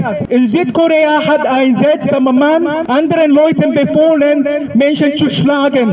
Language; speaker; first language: German; non-native, fluent; Korean